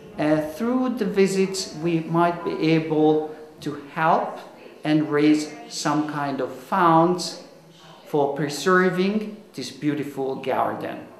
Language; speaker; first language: English; non-native, fluent; Hungarian